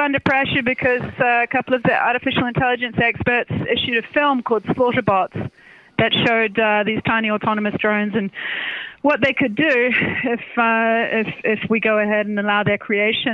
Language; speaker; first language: English; native; English